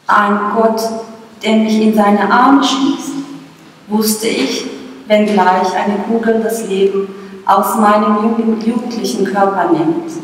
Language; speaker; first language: German; non-native, fluent; Bosnian